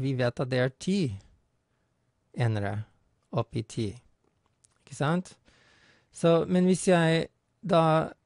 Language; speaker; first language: Norwegian; non-native, fluent; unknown